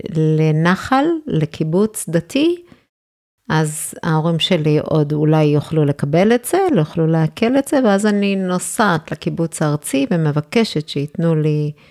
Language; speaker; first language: Hebrew; early bilingual, other home language; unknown